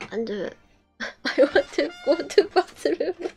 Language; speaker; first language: English; non-native, learner; Japanese